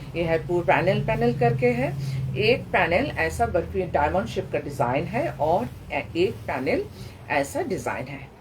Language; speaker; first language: Hindi; non-native, local second language; Bangla